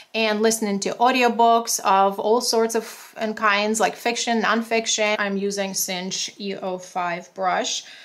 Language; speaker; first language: English; non-native, fluent; Russian